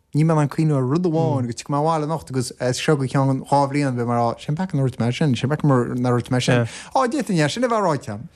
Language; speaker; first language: Irish; native; Irish